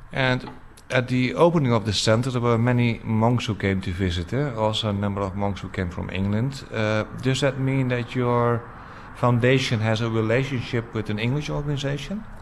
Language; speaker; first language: English; non-native, fluent; Dutch